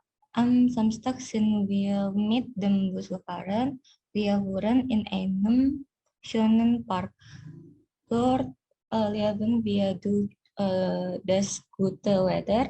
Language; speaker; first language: German; non-native, learner; Indonesian